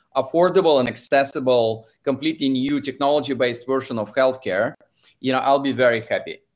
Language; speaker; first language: English; non-native, fluent; Russian